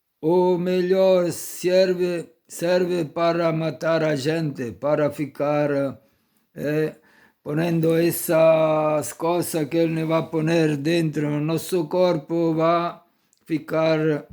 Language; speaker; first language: Portuguese; non-native, fluent; Italian